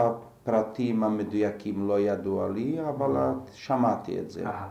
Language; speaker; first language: Hebrew; non-native, fluent; Slovak